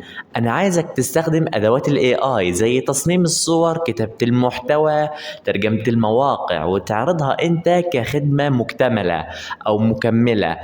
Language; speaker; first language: Arabic; native; Arabic